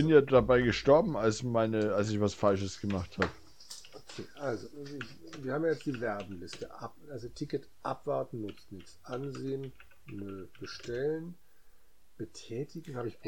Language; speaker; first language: German; native; German